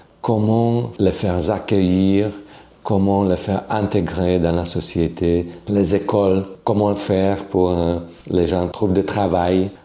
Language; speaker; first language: French; non-native, fluent; Slovak